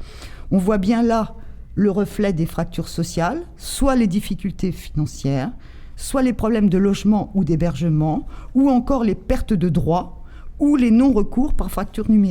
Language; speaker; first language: French; native; French